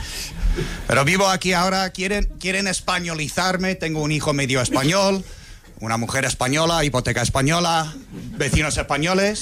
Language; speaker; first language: Spanish; non-native, fluent; English